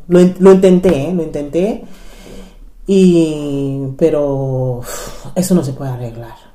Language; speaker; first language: Spanish; non-native, fluent; English